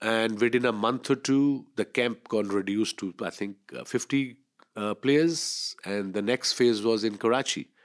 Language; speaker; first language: English; non-native, local second language; Urdu